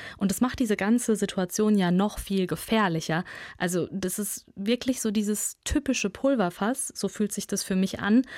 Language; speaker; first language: German; early bilingual, other home language; Russian